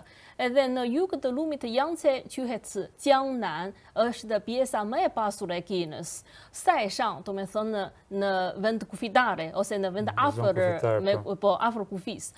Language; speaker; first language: Albanian; non-native, fluent; Chinese